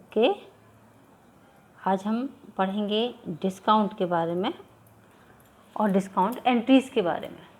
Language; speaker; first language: Hindi; native; Hindi